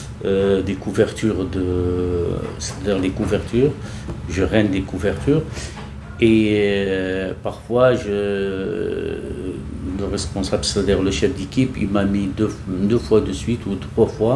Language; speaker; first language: French; non-native, learner; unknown